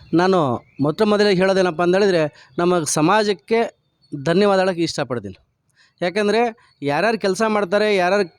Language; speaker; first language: Kannada; non-native, local second language; Lambadi